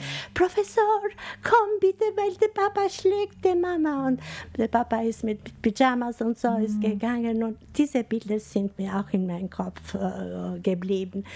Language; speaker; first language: German; non-native, learner; Albanian